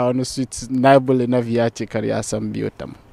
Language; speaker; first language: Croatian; non-native, learner; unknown